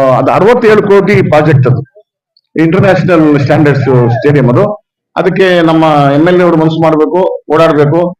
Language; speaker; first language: Kannada; native; Kannada